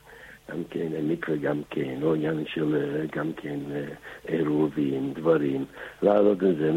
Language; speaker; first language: Hebrew; non-native, fluent; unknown